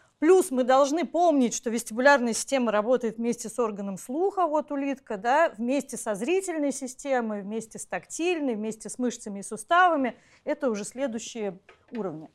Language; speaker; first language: Russian; native; Russian